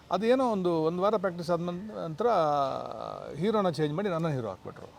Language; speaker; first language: Kannada; non-native, local second language; Tulu